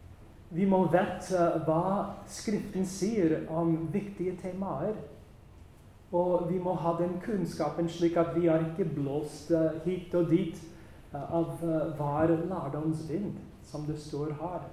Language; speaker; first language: Norwegian; non-native, fluent; English